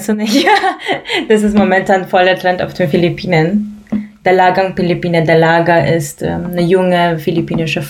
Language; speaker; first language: German; early bilingual, other home language; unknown